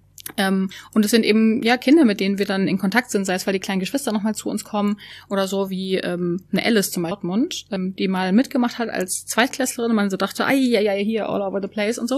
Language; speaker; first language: German; native; German